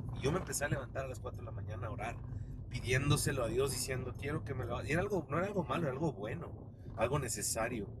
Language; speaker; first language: Spanish; native; Spanish